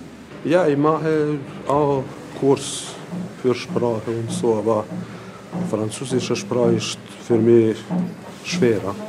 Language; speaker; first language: German; non-native, learner; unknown